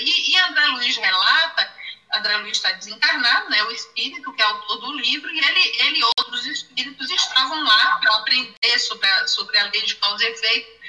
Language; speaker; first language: Portuguese; native; Portuguese